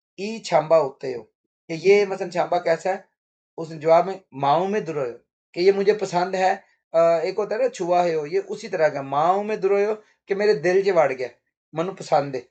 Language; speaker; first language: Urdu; non-native, local second language; Punjabi